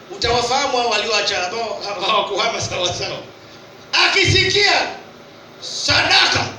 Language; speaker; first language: Swahili; native; Swahili